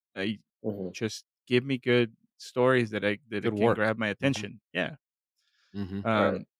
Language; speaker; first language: English; non-native, fluent; Spanish